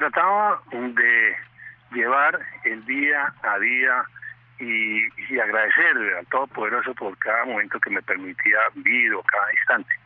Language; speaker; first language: Spanish; native; Spanish